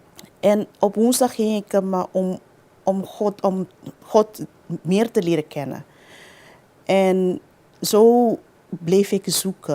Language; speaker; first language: Dutch; non-native, local second language; Papiamento